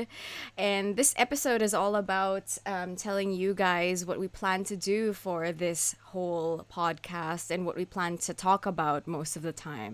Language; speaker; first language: English; non-native, local second language; Filipino